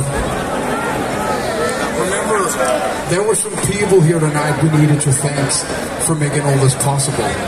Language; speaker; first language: English; non-native, fluent; Danish